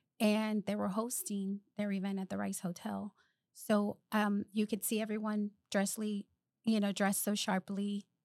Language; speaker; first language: English; early bilingual, other home language; Spanish